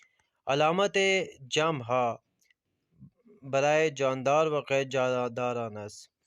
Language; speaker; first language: Persian; non-native, fluent; Urdu